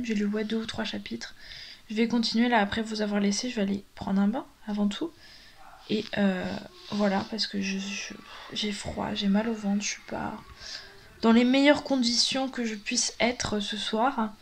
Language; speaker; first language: French; native; French